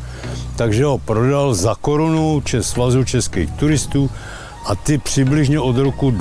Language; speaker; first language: Czech; native; Czech